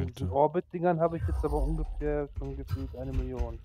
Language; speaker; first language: German; native; German